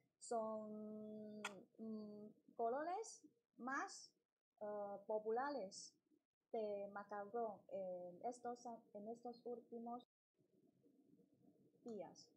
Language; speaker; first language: Spanish; non-native, learner; Chinese